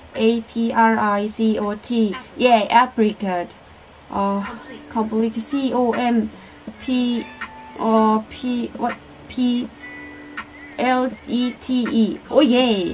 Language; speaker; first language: English; non-native, learner; Korean